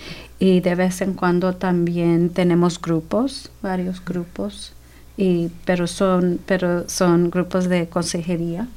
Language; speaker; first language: Spanish; early bilingual, heritage; Spanish